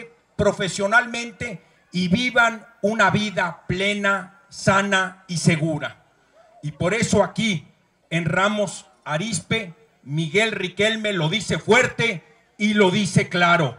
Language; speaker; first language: Spanish; native; Spanish